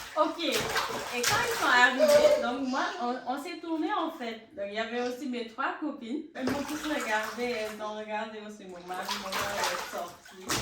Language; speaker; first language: French; non-native, local second language; Wolof